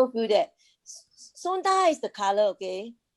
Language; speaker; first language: English; non-native, learner; Chinese